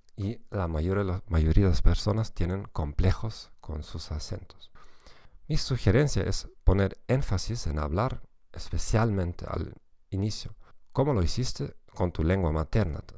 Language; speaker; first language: Spanish; non-native, fluent; German